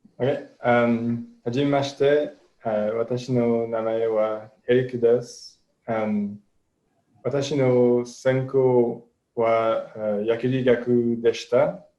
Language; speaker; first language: Japanese; non-native, learner; English